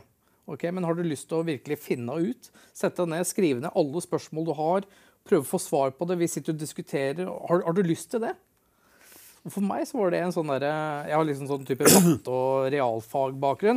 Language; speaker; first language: Norwegian; native; Norwegian